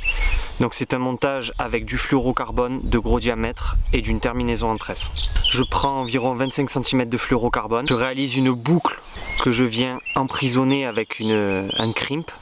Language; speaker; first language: French; native; French